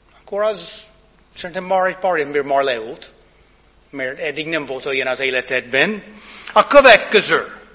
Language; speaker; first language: Hungarian; non-native, fluent; English